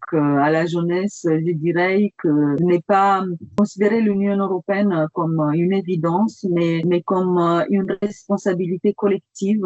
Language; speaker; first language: French; non-native, fluent; Romanian